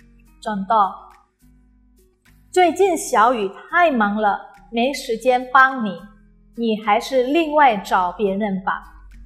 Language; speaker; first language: Chinese; non-native, fluent; Indonesian